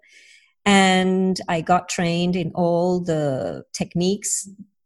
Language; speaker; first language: English; non-native, fluent; Spanish